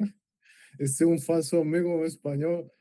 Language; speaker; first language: Portuguese; non-native, learner; Spanish